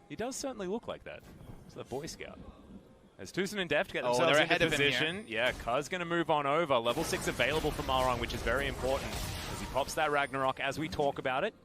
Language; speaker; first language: English; native; English